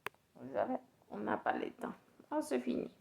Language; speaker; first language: French; non-native, learner; Spanish